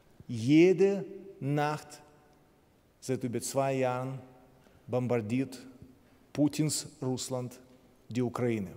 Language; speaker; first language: German; non-native, fluent; Ukrainian